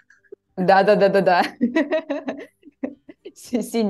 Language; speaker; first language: Russian; native; Russian